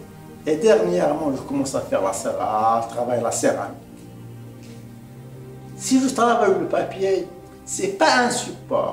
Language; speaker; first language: French; non-native, local second language; Arabic